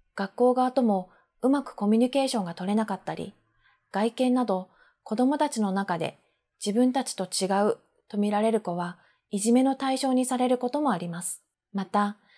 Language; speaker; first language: Japanese; native; Japanese